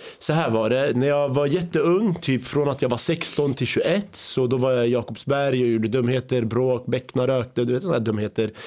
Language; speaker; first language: Swedish; early bilingual, other home language; Arabic